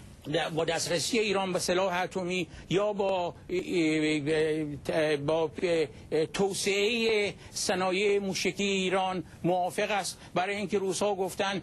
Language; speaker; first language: Persian; native; Persian